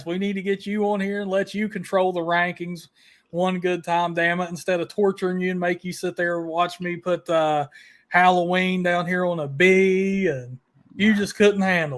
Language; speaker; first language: English; native; English